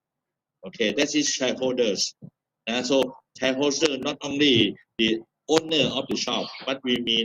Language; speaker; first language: English; non-native, fluent; Thai